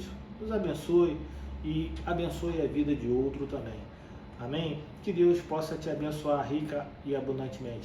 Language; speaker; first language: Portuguese; native; Portuguese